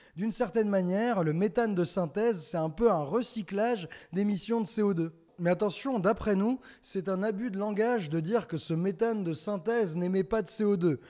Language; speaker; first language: French; native; French